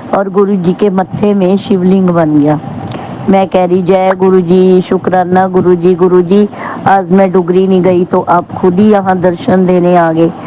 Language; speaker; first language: Hindi; non-native, local second language; Punjabi